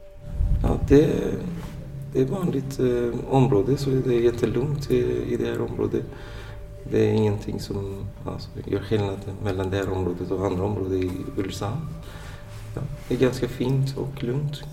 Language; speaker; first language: Swedish; non-native, fluent; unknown